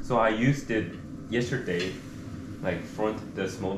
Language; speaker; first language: English; non-native, learner; Korean